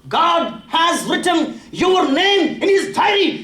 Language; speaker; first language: English; non-native, local second language; Telugu